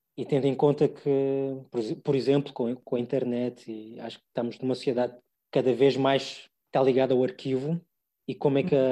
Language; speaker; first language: Portuguese; early bilingual, other home language; English